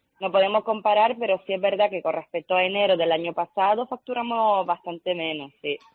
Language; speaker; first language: Spanish; non-native, fluent; Italian